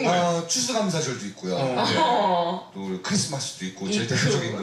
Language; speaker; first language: Korean; early bilingual, heritage; Korean